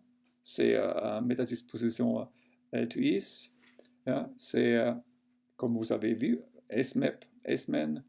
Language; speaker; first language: French; non-native, local second language; German